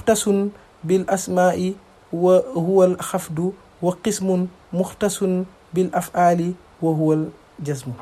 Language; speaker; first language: Arabic; non-native, fluent; Wolof